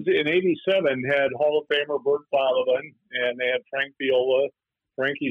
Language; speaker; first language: English; native; English